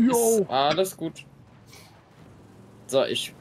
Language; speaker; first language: German; native; German